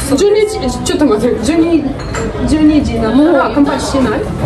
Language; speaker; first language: Japanese; non-native, fluent; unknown